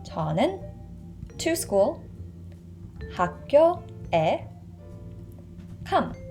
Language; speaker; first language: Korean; non-native, fluent; English